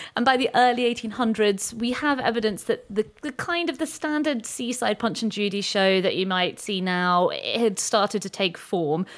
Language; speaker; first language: English; native; English